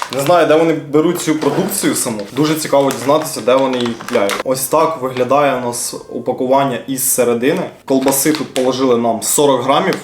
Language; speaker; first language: Ukrainian; non-native, local second language; Russian